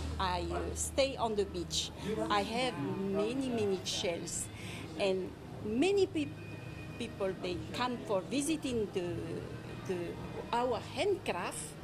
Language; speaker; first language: English; non-native, learner; French